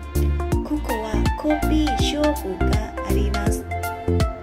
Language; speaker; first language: Japanese; non-native, learner; Thai